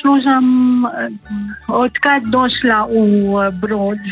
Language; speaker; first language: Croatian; non-native, learner; Arabic